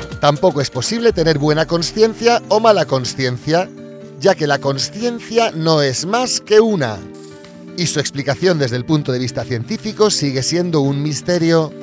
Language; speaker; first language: Spanish; native; Spanish